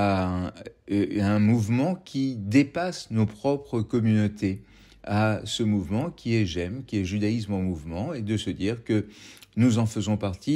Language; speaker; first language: French; native; French